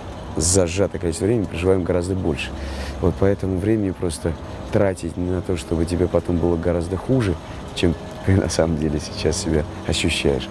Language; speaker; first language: Russian; native; Russian